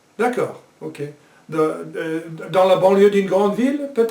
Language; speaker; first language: French; non-native, fluent; English